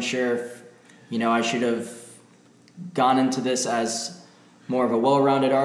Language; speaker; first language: English; native; English